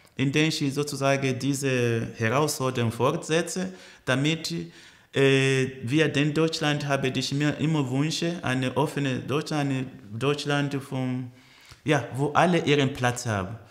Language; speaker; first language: German; early bilingual, other home language; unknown